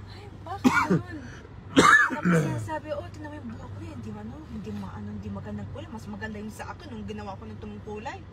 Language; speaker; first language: Filipino; early bilingual, heritage; Filipino